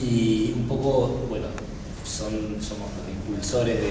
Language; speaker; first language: Spanish; native; Spanish